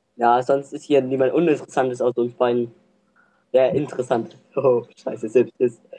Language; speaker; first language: German; early bilingual, other home language; Vietnamese